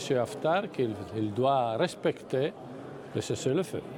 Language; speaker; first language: French; non-native, fluent; Italian